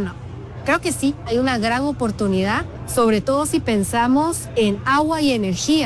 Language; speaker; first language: Spanish; native; Spanish